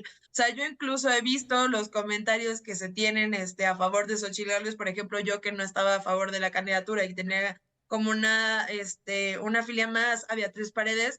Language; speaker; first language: Spanish; native; Spanish